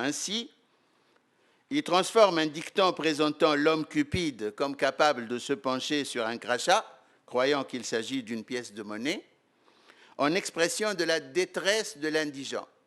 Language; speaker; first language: French; non-native, local second language; Arabic